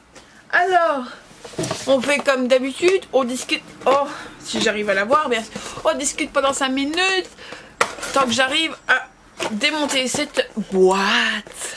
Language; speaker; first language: French; native; French